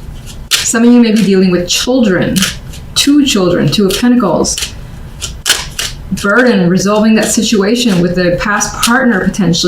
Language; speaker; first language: English; native; English